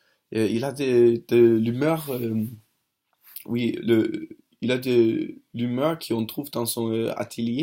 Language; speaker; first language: French; non-native, learner; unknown